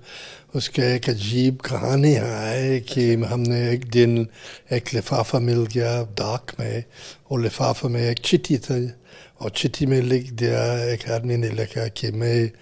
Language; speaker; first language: Hindi; non-native, fluent; English